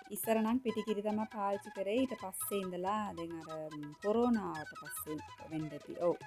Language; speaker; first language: Sinhala; non-native, local second language; Tamil